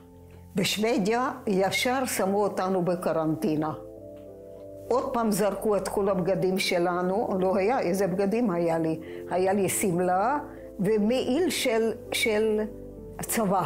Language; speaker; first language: Hebrew; non-native, fluent; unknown